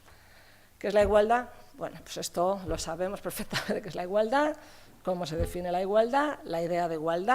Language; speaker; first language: Spanish; native; Spanish